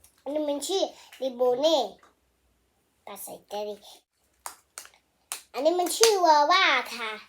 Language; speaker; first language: Thai; early bilingual, heritage; Thai